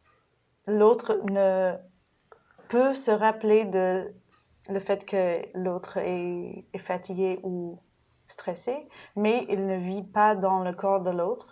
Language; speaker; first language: French; non-native, fluent; English